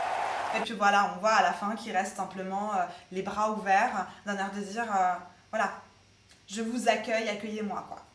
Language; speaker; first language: French; native; French